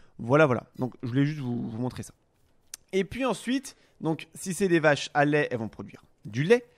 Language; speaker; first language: French; native; French